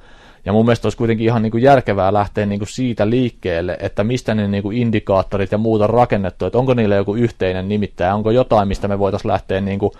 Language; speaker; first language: Finnish; native; Finnish